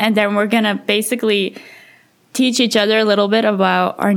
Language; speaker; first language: English; early bilingual, heritage; English